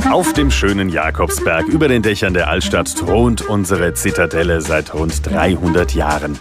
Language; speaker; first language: German; native; German